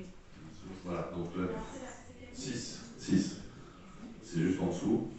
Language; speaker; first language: French; native; French